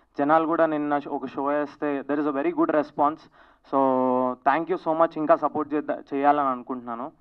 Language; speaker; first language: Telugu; native; Telugu